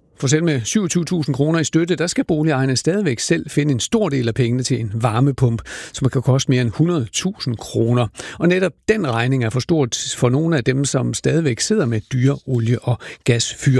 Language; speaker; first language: Danish; native; Danish